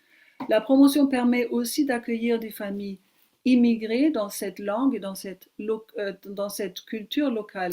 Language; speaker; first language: French; non-native, fluent; German